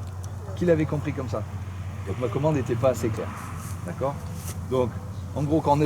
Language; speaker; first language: French; native; French